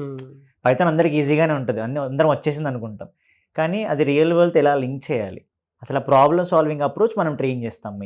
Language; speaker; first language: Telugu; native; Telugu